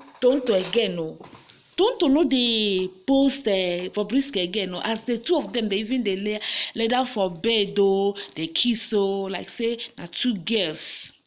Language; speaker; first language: Nigerian Pidgin; native; Nigerian Pidgin